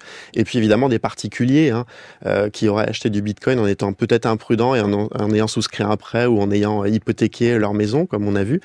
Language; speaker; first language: French; native; French